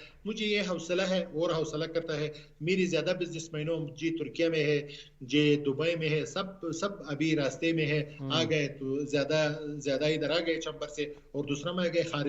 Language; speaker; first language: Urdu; non-native, learner; Pashto